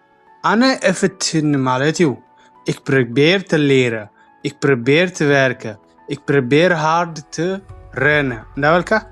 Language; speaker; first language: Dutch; non-native, fluent; Tigrinya